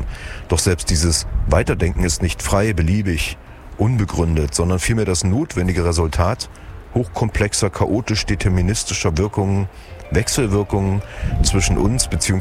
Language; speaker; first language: German; native; German